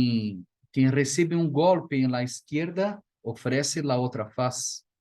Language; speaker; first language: Spanish; non-native, fluent; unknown